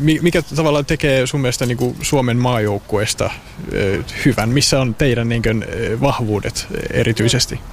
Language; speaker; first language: Finnish; native; Finnish